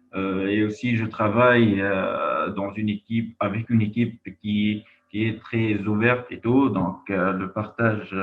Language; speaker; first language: French; non-native, local second language; Arabic